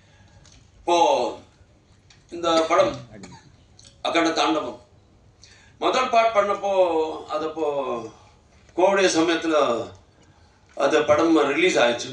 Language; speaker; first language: Tamil; non-native, local second language; Telugu